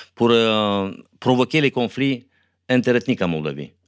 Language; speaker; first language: French; non-native, fluent; Romanian